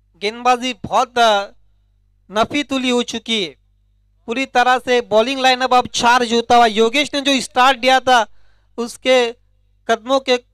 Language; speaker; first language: Hindi; non-native, local second language; Marathi